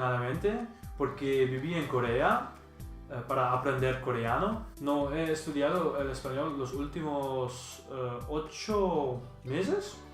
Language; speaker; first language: Spanish; non-native, learner; Dutch